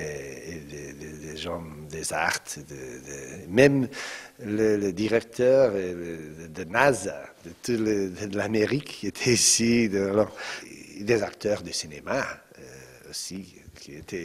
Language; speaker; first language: French; non-native, fluent; Portuguese